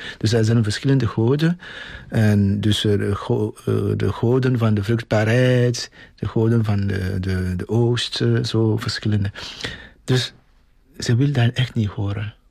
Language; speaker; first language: Dutch; non-native, fluent; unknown